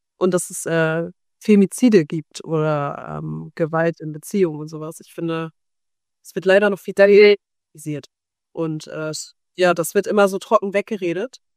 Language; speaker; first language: German; native; German